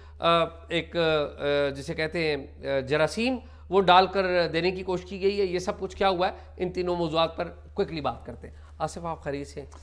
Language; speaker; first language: Urdu; native; Urdu